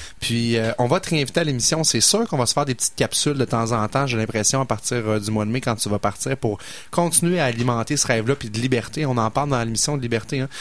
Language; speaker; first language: French; native; French